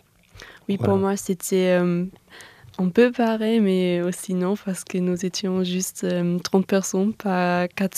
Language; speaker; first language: French; non-native, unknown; German